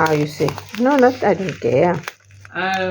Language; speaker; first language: English; non-native, local second language; Morisyen